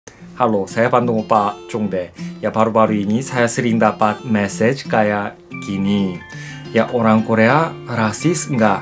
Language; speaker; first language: Indonesian; non-native, fluent; Korean